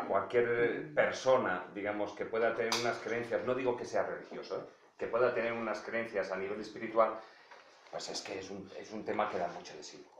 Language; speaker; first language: Spanish; native; Spanish